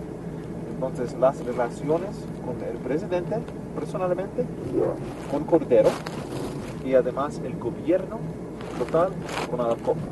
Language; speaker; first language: Spanish; non-native, learner; English